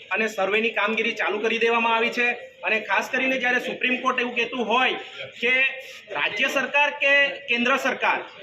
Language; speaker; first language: Gujarati; non-native, local second language; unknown